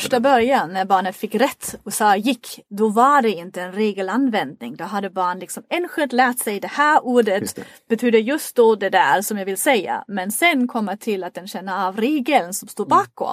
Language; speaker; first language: Swedish; non-native, fluent; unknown